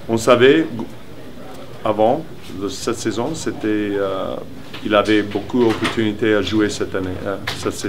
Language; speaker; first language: French; non-native, learner; English